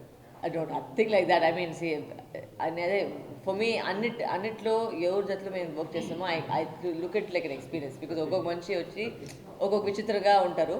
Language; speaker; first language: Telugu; non-native, local second language; Tamil